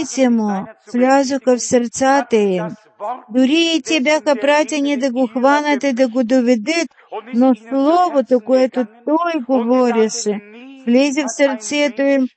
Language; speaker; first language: Bulgarian; non-native, fluent; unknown